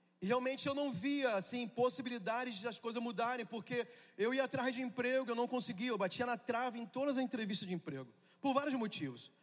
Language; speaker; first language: Portuguese; native; Portuguese